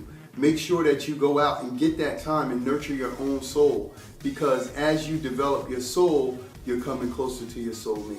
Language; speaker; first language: English; native; English